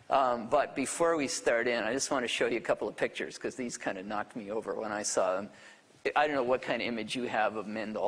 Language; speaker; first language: English; native; English